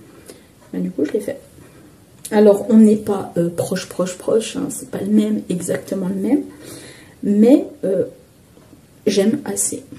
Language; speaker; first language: French; native; French